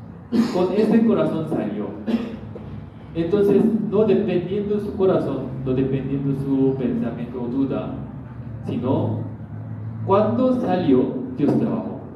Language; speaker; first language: Spanish; non-native, learner; Korean